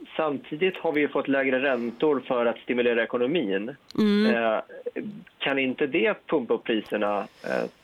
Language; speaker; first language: Swedish; native; Swedish